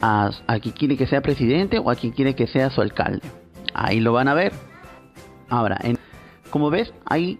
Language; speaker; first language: Spanish; native; Spanish